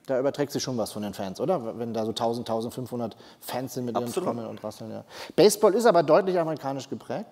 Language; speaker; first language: German; native; German